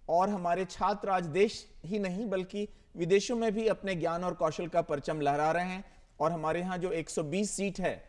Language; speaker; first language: Hindi; native; Hindi